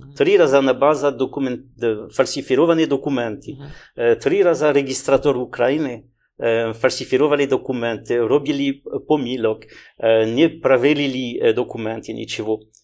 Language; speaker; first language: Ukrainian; non-native, learner; French